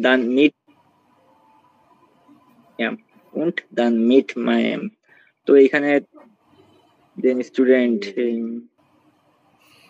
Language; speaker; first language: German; non-native, learner; Bangla